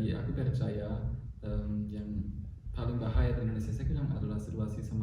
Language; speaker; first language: Indonesian; non-native, fluent; German